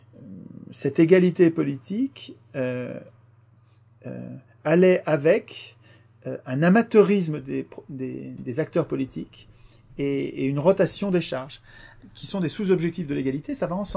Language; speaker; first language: French; native; French